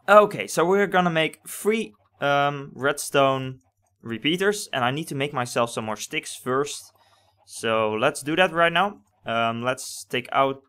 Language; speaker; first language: English; non-native, fluent; Dutch